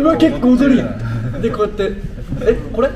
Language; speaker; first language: Japanese; native; Japanese